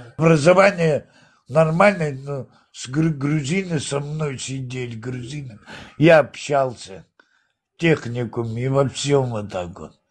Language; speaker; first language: Russian; non-native, local second language; Abkhazian